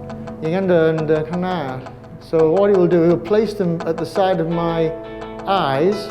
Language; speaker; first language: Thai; non-native, fluent; English